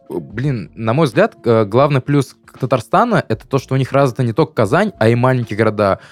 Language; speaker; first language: Russian; native; Russian